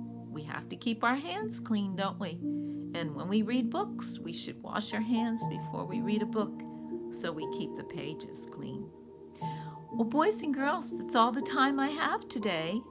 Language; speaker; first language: English; native; English